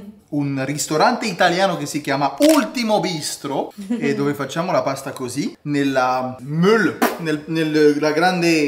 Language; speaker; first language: Italian; early bilingual, heritage; Italian